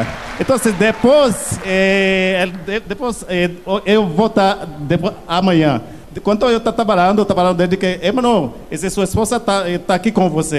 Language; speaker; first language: Portuguese; non-native, learner; Haitian Creole